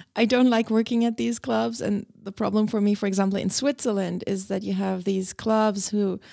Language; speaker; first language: English; non-native, fluent; German